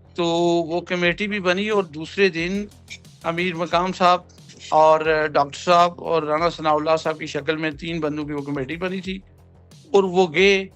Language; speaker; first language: Urdu; non-native, local second language; Punjabi